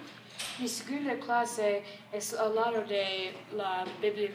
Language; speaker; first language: Spanish; non-native, learner; English